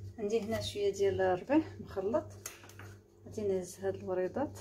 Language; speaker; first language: Arabic; native; Arabic